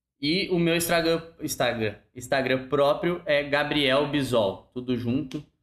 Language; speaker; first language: Portuguese; native; Portuguese